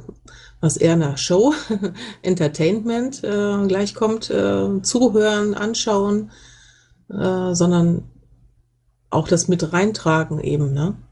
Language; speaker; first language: German; native; German